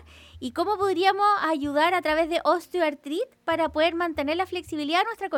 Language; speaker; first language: Spanish; native; Spanish